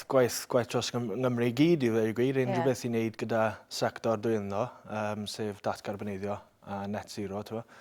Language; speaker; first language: Welsh; native; Welsh